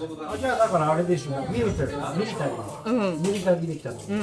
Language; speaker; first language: Japanese; native; Japanese